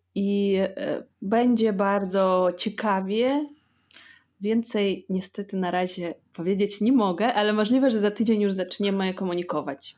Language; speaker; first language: Polish; non-native, fluent; Russian